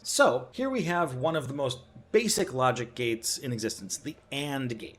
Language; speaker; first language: English; native; English